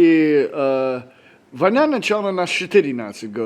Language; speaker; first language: Russian; non-native, learner; English